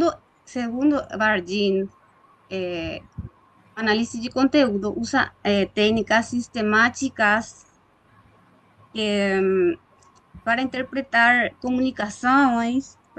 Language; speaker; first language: Portuguese; non-native, fluent; Spanish